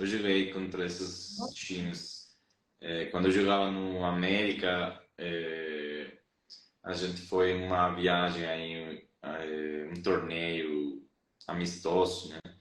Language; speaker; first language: Portuguese; non-native, fluent; Spanish